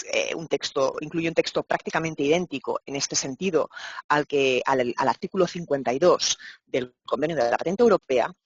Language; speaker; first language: Spanish; native; Spanish